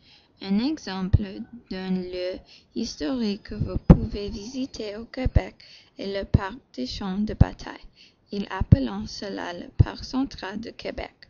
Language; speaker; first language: French; non-native, learner; English